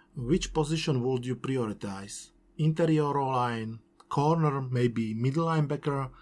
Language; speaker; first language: English; non-native, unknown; Slovak